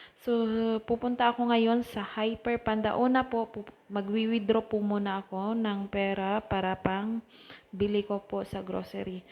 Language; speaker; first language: Filipino; non-native, local second language; Cebuano